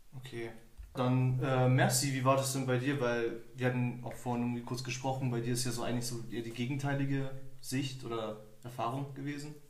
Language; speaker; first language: German; early bilingual, other home language; Turkish